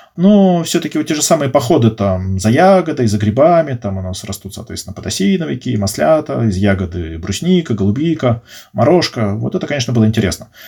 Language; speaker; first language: Russian; native; Russian